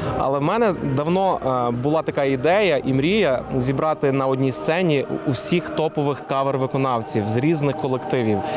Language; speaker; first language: Ukrainian; native; Ukrainian